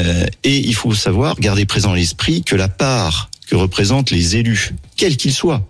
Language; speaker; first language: French; native; French